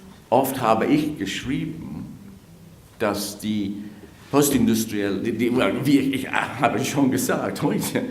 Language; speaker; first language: German; non-native, fluent; English